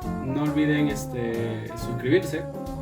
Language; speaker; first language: Spanish; native; Spanish